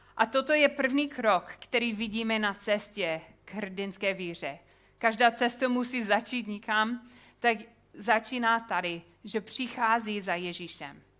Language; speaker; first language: Czech; non-native, fluent; English